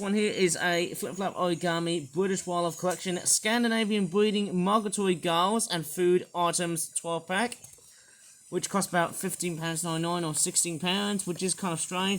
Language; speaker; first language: English; native; English